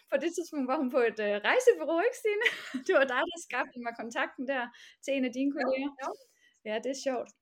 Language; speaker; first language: Danish; native; Danish